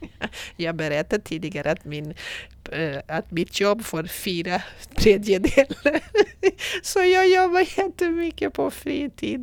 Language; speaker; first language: Swedish; non-native, fluent; Portuguese